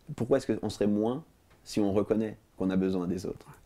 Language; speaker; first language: French; native; French